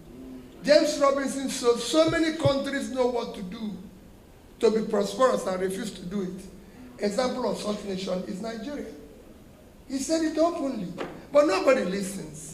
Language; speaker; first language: English; non-native, local second language; Igbo